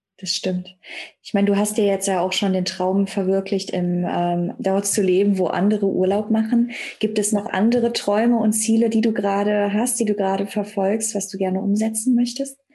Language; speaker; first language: German; native; German